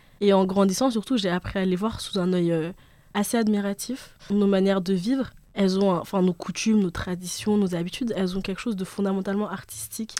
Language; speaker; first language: French; early bilingual, other home language; Bambara